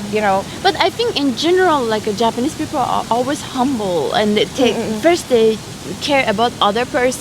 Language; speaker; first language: English; non-native, fluent; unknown